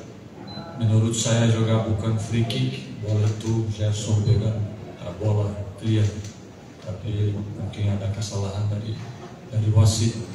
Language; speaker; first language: Indonesian; non-native, learner; Portuguese